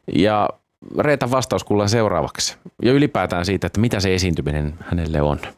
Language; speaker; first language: Finnish; native; Finnish